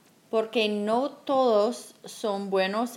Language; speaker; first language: Spanish; non-native, learner; English